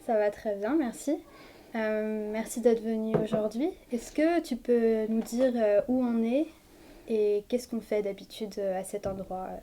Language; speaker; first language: French; native; French